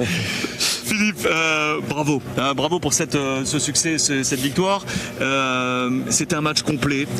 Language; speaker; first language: French; native; French